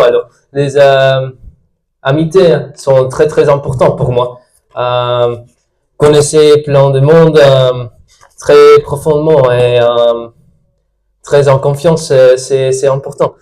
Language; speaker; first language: French; non-native, learner; Spanish